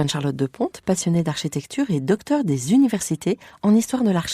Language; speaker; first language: French; native; French